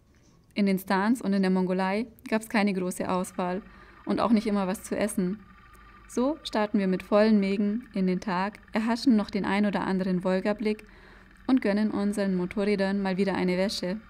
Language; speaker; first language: German; native; German